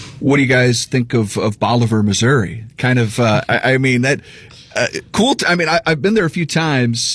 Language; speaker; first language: English; native; English